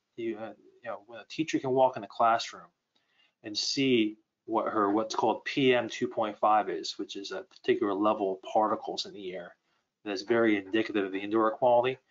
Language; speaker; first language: English; native; English